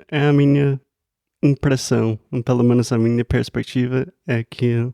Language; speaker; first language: Portuguese; non-native, fluent; English